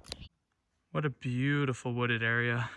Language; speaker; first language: English; native; English